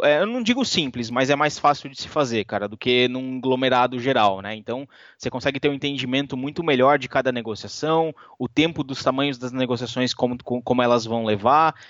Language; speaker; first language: Portuguese; native; Portuguese